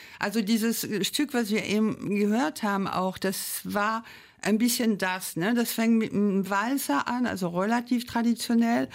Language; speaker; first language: German; non-native, fluent; French